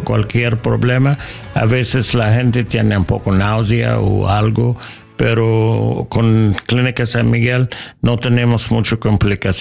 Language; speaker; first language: Spanish; non-native, learner; English